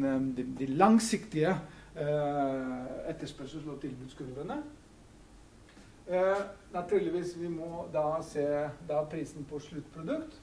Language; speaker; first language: Norwegian; non-native, fluent; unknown